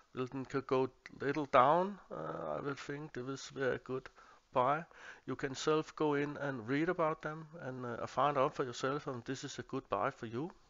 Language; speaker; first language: English; non-native, learner; Danish